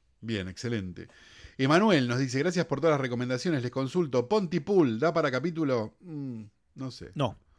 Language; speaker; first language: Spanish; native; Spanish